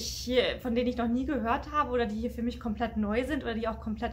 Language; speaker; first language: German; native; German